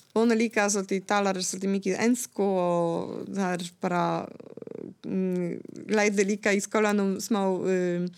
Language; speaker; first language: Icelandic; non-native, fluent; Polish